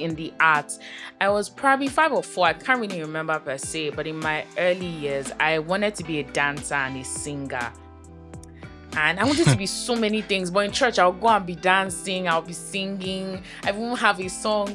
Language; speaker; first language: English; non-native, local second language; Yoruba